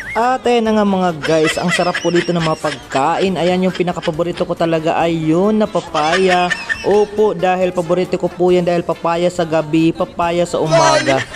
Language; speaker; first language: Filipino; non-native, local second language; Waray